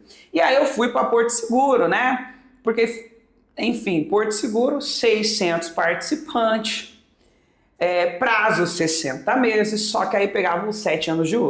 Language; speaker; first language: Portuguese; native; Portuguese